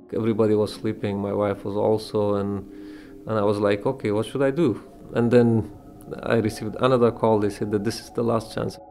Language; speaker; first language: English; non-native, fluent; Persian